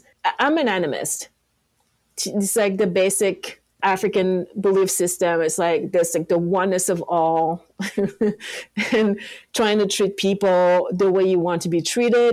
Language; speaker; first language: English; non-native, local second language; French